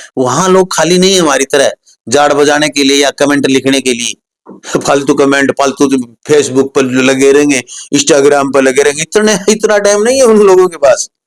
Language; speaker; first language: Hindi; native; Hindi